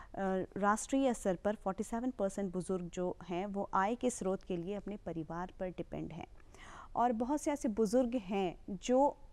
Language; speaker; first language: Hindi; native; Hindi